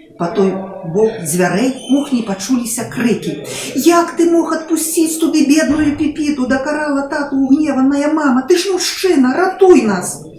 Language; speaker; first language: Belarusian; non-native, local second language; Russian